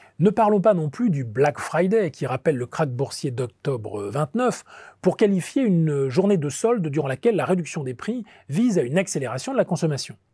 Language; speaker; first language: French; native; French